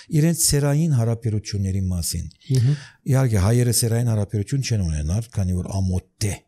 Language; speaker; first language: Armenian; early bilingual, heritage; Armenian